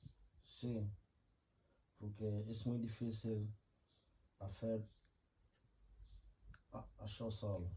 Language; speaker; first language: Catalan; non-native, learner; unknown